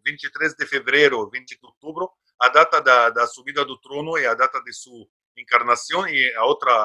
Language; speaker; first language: Portuguese; non-native, fluent; Arabic